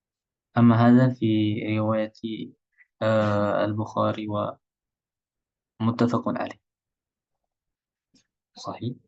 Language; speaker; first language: Arabic; non-native, fluent; Indonesian